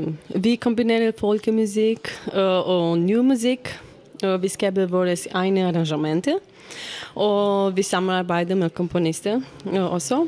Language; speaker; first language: Danish; non-native, learner; Romanian